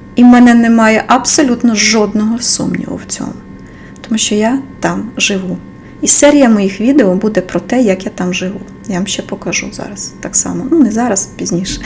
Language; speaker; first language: Ukrainian; non-native, local second language; Russian